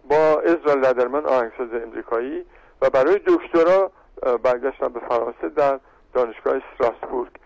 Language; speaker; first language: Persian; native; Persian